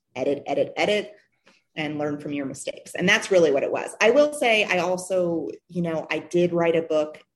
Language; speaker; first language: English; native; English